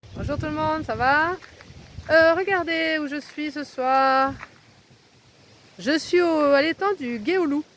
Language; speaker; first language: French; native; French